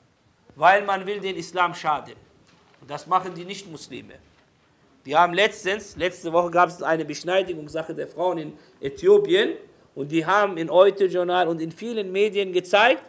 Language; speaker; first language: German; non-native, fluent; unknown